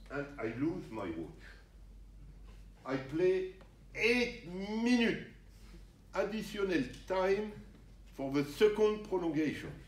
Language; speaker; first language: English; non-native, learner; French